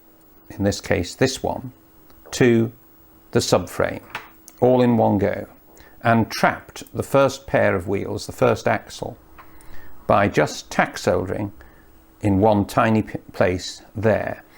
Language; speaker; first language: English; native; English